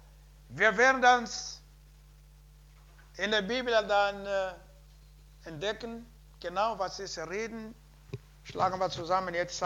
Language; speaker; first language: German; non-native, learner; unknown